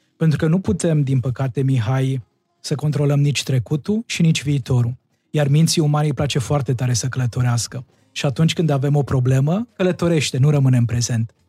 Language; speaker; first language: Romanian; native; Romanian